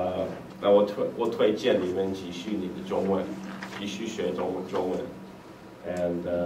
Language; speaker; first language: Chinese; non-native, learner; English